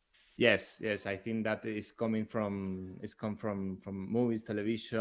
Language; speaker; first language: English; non-native, learner; Spanish